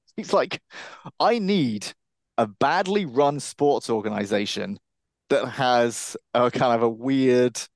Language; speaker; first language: English; native; English